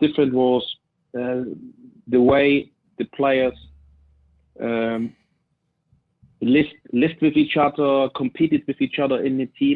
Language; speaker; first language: English; non-native, fluent; German